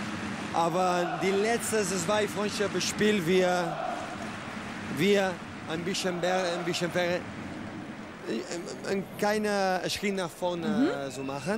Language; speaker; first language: German; non-native, learner; Spanish